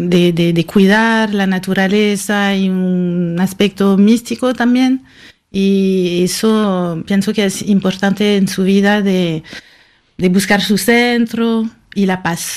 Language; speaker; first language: Spanish; non-native, fluent; French